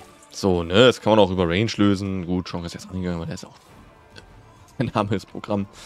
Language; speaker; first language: German; native; German